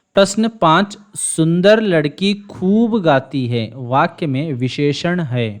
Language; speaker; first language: Hindi; non-native, local second language; Kannada